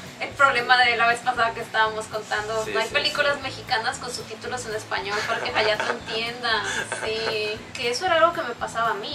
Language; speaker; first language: Spanish; native; Spanish